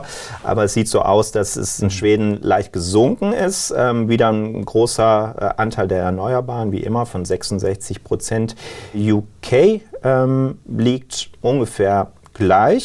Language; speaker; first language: German; native; German